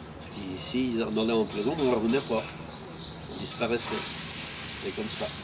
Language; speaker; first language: French; non-native, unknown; Portuguese